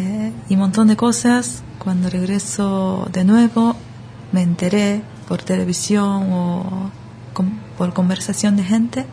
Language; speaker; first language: Spanish; non-native, learner; Japanese